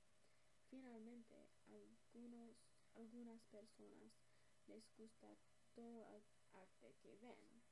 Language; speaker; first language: Spanish; non-native, learner; English